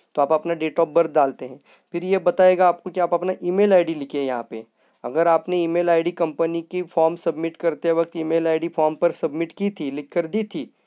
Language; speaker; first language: Hindi; non-native, local second language; Marathi